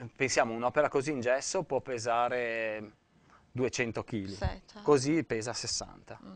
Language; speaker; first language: Italian; native; Italian